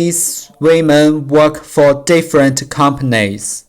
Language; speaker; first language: English; non-native, learner; Chinese